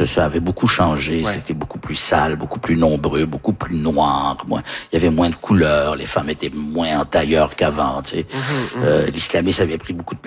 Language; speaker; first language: French; early bilingual, heritage; French